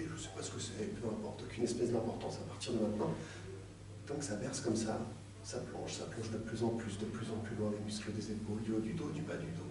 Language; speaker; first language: French; native; French